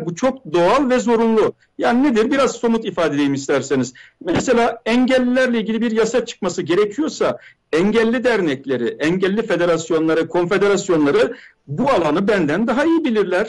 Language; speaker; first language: Turkish; native; Turkish